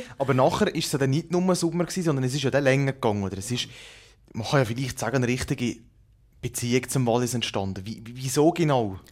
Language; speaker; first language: German; native; German